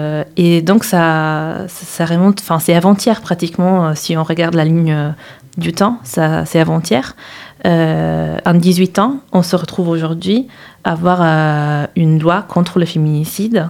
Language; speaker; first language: French; non-native, fluent; Italian